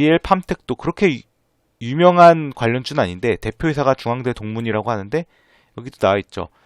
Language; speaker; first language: Korean; native; Korean